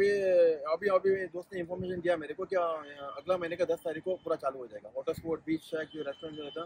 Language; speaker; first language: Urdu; non-native, local second language; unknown